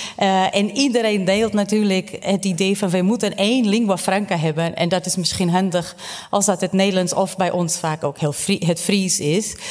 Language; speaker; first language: Dutch; non-native, fluent; Portuguese